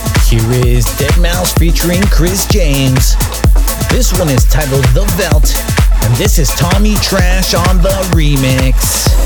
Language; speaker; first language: English; native; English